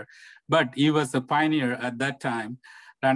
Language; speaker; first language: English; non-native, local second language; Tamil